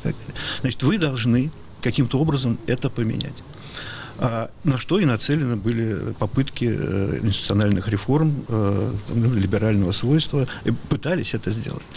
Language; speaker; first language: Russian; native; Russian